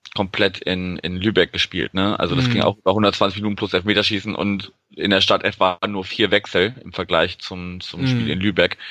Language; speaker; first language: German; native; German